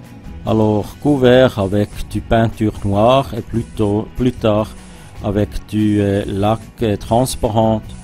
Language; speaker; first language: French; non-native, local second language; German